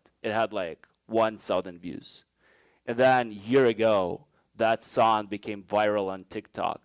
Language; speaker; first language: English; non-native, fluent; Ukrainian